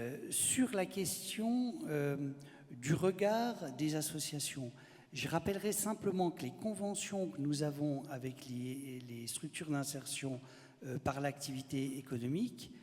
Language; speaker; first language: French; native; French